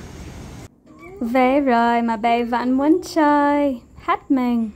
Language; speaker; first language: Vietnamese; non-native, fluent; English